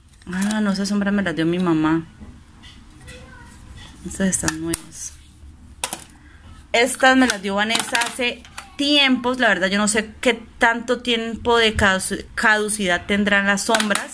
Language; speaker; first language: Spanish; native; Spanish